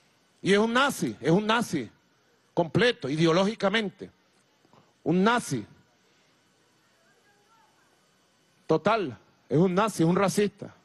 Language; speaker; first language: Spanish; native; Spanish